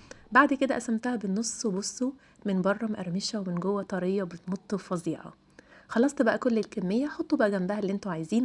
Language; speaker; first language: Arabic; native; Arabic